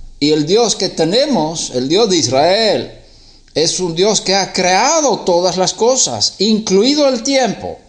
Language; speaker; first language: Spanish; non-native, fluent; Swedish